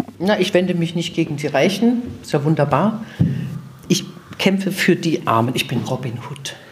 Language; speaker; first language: German; native; German